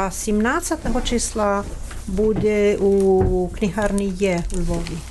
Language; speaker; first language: Ukrainian; non-native, fluent; Italian